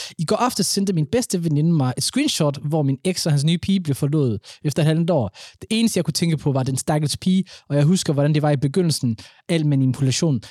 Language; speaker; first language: Danish; early bilingual, other home language; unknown